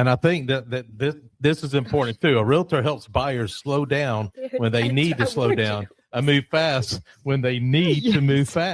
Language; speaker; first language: English; native; English